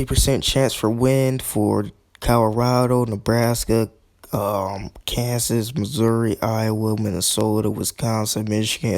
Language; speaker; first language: English; native; English